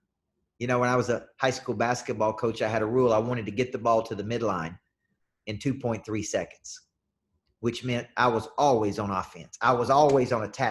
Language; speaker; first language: English; native; English